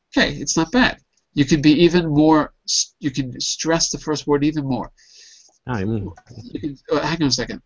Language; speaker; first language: English; native; English